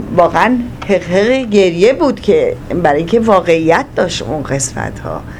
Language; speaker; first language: Persian; native; Persian